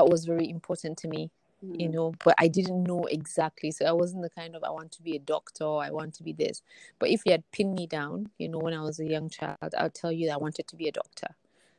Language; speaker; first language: English; non-native, local second language; Hausa